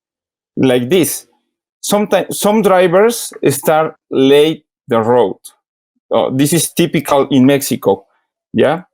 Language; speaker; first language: English; non-native, learner; Spanish